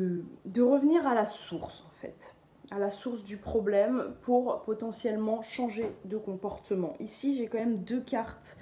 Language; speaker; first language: French; native; French